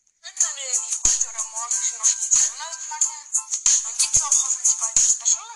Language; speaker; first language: German; native; German